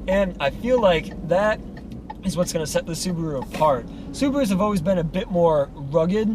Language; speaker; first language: English; native; English